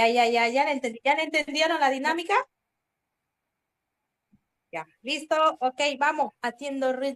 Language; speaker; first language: Spanish; native; Spanish